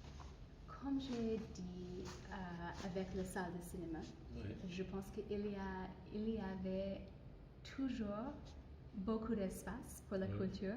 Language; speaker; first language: French; non-native, fluent; English